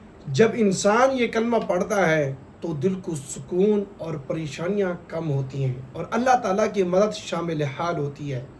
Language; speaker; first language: Urdu; native; Urdu